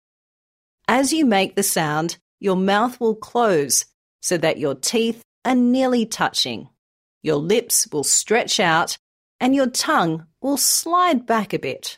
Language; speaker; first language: English; native; English